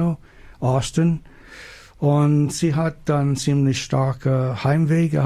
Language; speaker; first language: German; non-native, learner; English